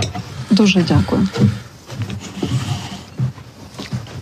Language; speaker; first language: Polish; non-native, learner; Ukrainian